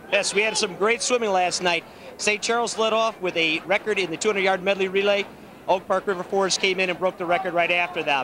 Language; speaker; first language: English; native; English